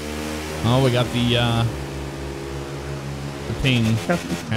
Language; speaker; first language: English; native; English